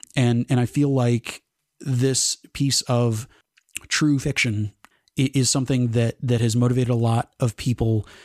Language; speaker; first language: English; native; English